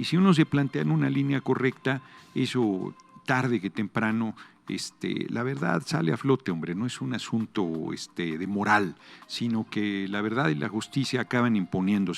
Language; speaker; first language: Spanish; native; Spanish